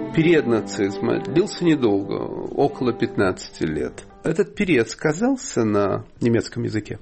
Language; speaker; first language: Russian; native; Russian